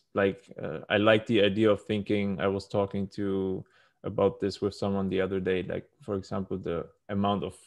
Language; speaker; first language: English; non-native, fluent; German